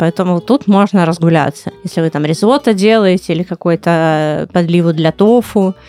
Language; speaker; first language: Russian; native; Russian